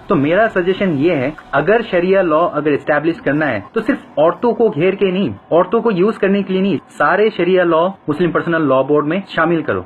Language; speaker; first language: Hindi; non-native, fluent; Bangla